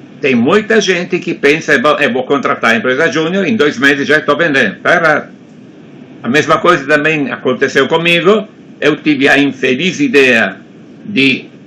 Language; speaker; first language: Portuguese; non-native, fluent; Italian